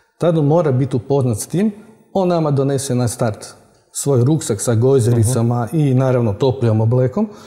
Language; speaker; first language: Croatian; native; Croatian